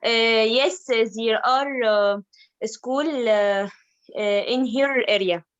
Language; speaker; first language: English; non-native, learner; Arabic